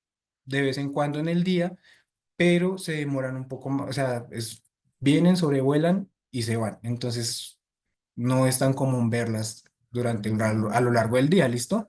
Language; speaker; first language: Spanish; native; Spanish